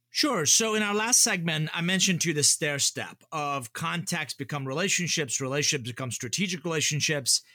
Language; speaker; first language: English; early bilingual, other home language; Persian